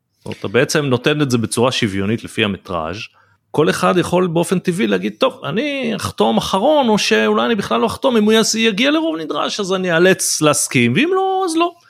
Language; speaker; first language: Hebrew; native; Hebrew